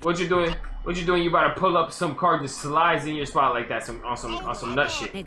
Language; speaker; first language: English; native; English